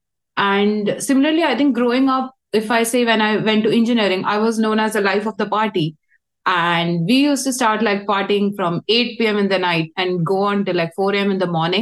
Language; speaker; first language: English; non-native, local second language; Hindi